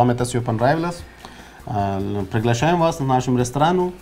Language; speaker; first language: Russian; non-native, fluent; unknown